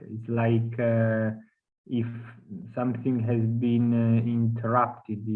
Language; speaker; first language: English; non-native, fluent; Italian